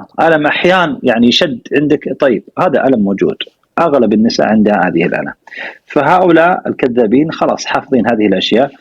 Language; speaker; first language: Arabic; native; Arabic